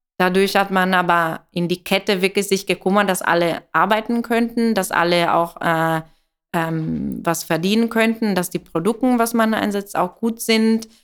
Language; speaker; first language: German; non-native, fluent; Italian